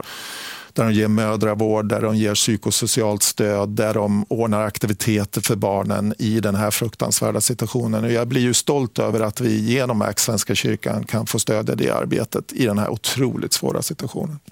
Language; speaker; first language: Swedish; native; Swedish